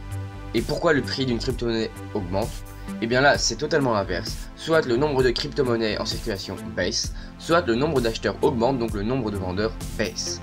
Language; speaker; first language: French; native; French